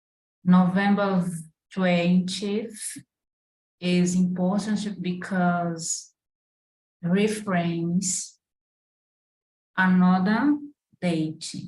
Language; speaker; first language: English; non-native, learner; Portuguese